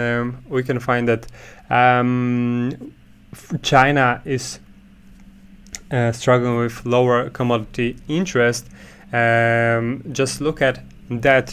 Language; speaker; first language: English; non-native, fluent; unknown